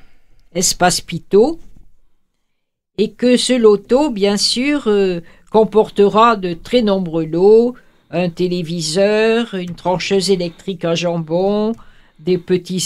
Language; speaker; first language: French; native; French